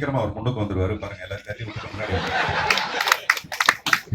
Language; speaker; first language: Tamil; native; Tamil